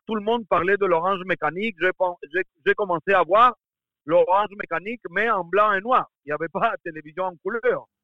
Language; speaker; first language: French; non-native, fluent; Spanish